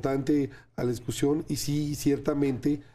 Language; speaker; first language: Spanish; native; Spanish